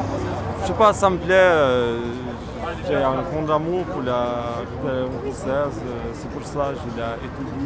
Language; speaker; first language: French; non-native, fluent; Albanian